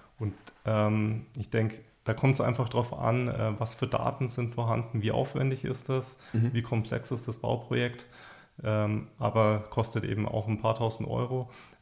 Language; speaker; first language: German; native; German